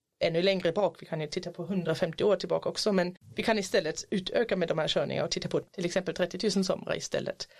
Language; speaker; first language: Swedish; non-native, fluent; German